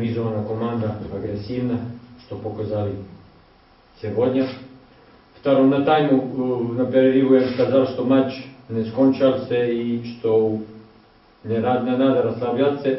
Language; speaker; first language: Russian; non-native, learner; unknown